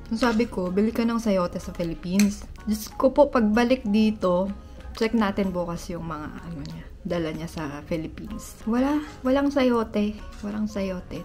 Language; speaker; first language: Filipino; native; Filipino